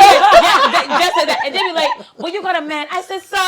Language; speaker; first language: English; native; English